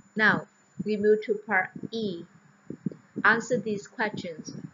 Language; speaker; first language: English; non-native, fluent; Vietnamese